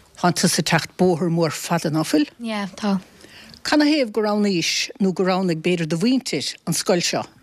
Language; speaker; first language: Irish; native; Irish